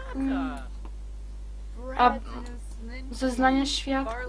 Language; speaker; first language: Polish; native; Polish